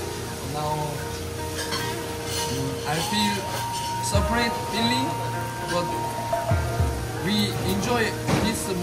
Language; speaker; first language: English; non-native, learner; Korean